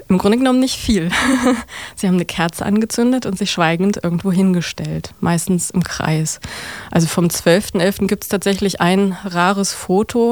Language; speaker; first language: German; native; German